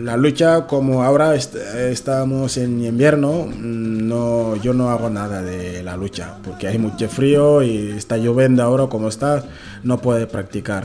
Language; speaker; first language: Spanish; non-native, learner; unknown